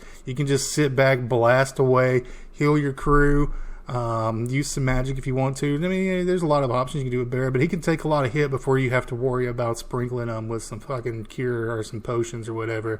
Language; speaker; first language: English; native; English